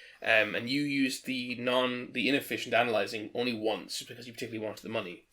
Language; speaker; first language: English; native; English